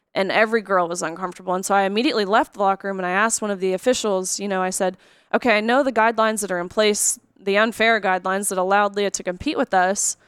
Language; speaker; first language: English; native; English